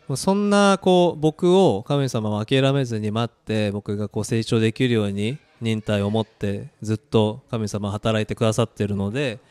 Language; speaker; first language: Japanese; early bilingual, other home language; Korean